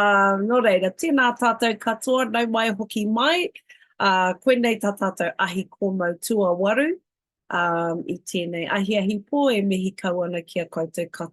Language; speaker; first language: Māori; non-native, local second language; English